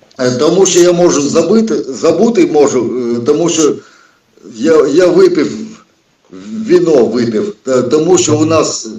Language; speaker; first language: Ukrainian; early bilingual, heritage; Russian